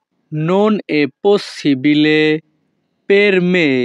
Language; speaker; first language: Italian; non-native, learner; Bangla